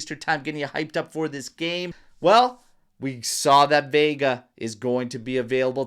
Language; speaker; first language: English; native; English